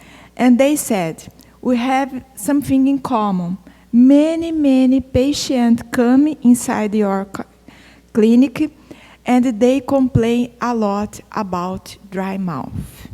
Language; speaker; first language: English; non-native, fluent; Portuguese